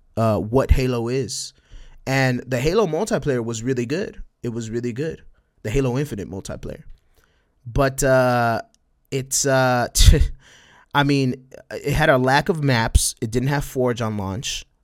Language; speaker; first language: English; early bilingual, other home language; Spanish